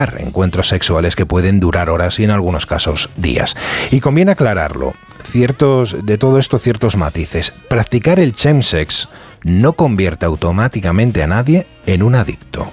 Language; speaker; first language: Spanish; native; Spanish